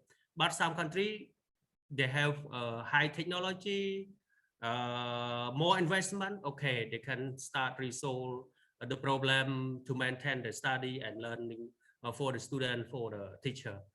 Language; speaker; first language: English; non-native, learner; Khmer